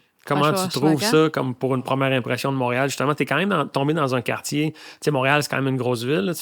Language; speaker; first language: French; native; French